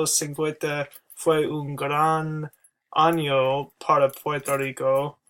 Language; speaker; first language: Spanish; non-native, learner; English